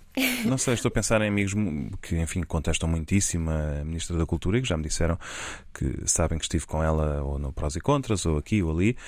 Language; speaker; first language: Portuguese; native; Portuguese